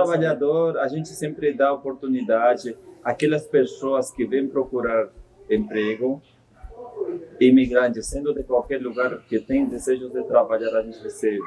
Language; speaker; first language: Portuguese; non-native, fluent; Spanish